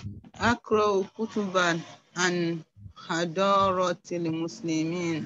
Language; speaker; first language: Arabic; non-native, learner; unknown